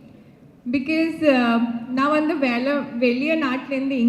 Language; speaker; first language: Tamil; early bilingual, heritage; Tamil